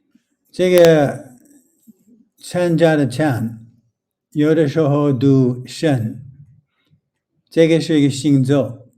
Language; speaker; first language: Chinese; non-native, fluent; English